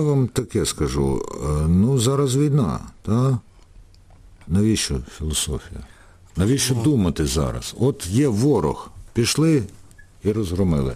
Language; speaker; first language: Ukrainian; native; Ukrainian